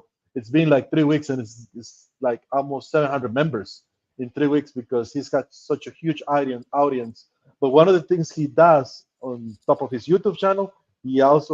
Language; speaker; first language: English; non-native, fluent; Spanish